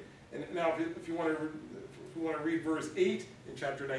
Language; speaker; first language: English; native; English